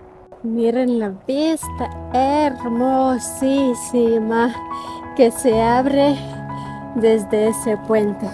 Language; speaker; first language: Spanish; non-native, fluent; Ukrainian